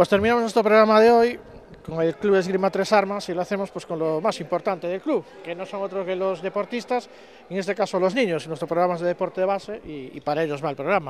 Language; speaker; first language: Spanish; native; Spanish